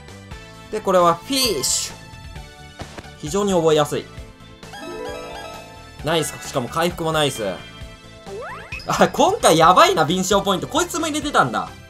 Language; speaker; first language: Japanese; native; Japanese